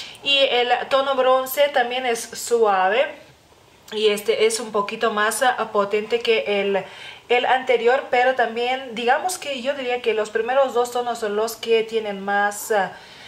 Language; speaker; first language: Spanish; non-native, fluent; Lithuanian